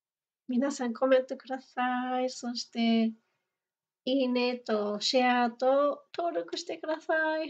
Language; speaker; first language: Japanese; non-native, fluent; English